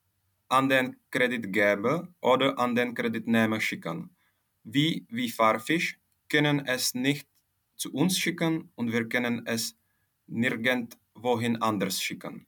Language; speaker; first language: German; non-native, fluent; Czech